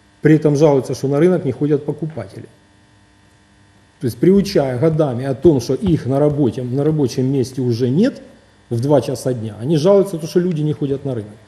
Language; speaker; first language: Russian; native; Russian